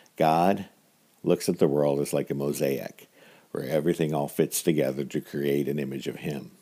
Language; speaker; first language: English; native; English